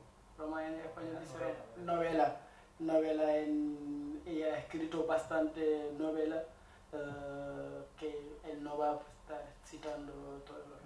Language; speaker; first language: Spanish; non-native, fluent; Wolof